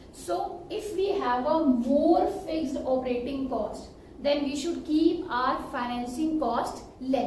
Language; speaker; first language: English; non-native, local second language; Hindi